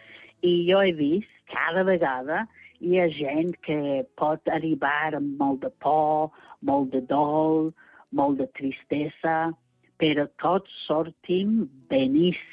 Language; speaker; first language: Catalan; non-native, fluent; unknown